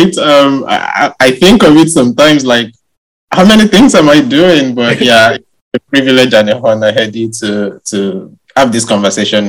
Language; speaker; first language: English; non-native, local second language; Yoruba